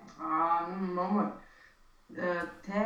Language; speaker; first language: German; non-native, learner; Romanian